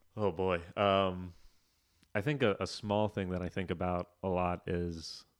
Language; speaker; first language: English; native; English